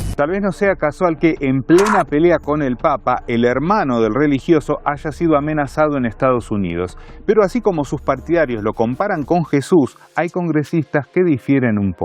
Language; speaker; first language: Spanish; native; Spanish